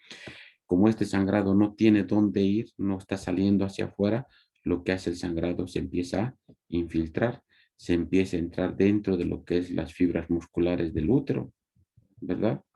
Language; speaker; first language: Spanish; native; Spanish